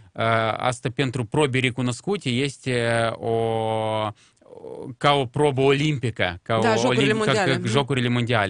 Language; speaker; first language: Romanian; non-native, local second language; Russian